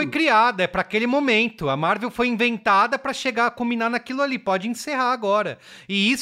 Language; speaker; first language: Portuguese; native; Portuguese